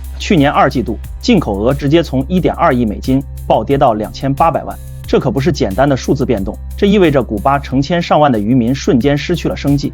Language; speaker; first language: Chinese; native; Chinese